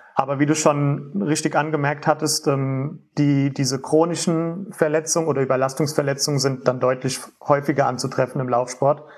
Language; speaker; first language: German; native; German